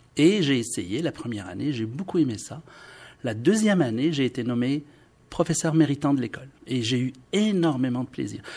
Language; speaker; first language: French; non-native, local second language; Arabic